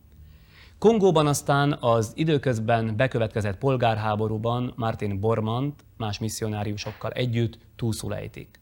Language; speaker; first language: Hungarian; native; Hungarian